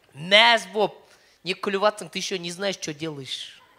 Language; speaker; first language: Russian; non-native, local second language; Kazakh